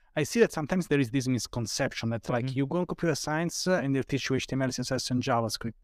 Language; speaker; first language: English; non-native, fluent; Italian